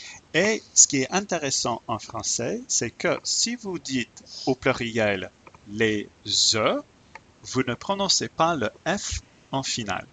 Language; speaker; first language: French; non-native, fluent; English